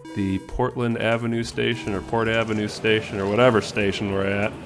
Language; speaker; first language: English; native; English